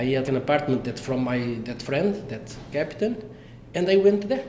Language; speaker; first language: English; non-native, fluent; Portuguese